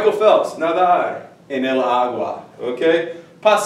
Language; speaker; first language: Spanish; non-native, fluent; English